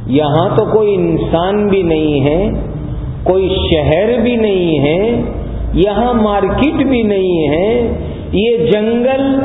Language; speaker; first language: Urdu; non-native, local second language; Gujarati